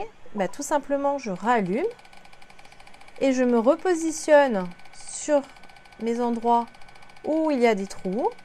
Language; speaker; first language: French; native; French